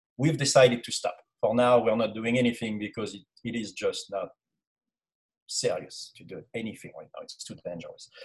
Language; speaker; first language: English; non-native, fluent; French